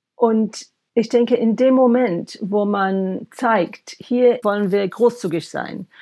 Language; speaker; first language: German; non-native, fluent; English